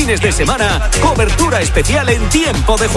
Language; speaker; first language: Spanish; native; Spanish